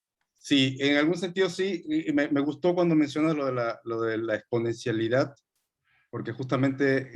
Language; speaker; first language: Spanish; native; Spanish